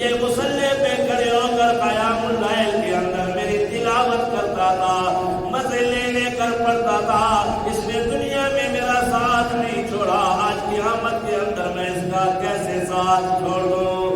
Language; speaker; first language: Urdu; native; Urdu